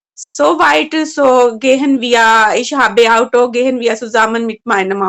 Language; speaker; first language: German; non-native, learner; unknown